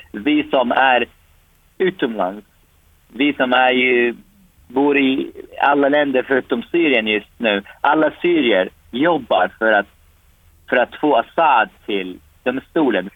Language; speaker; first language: Swedish; non-native, fluent; Arabic